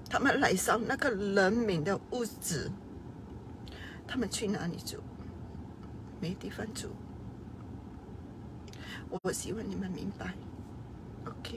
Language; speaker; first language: Chinese; non-native, fluent; Burmese